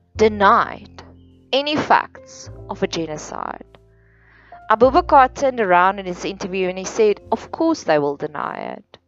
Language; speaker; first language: English; non-native, local second language; Afrikaans